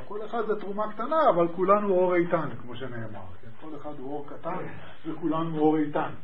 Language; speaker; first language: Hebrew; native; Hebrew